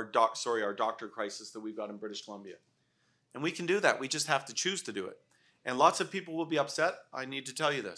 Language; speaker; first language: English; native; English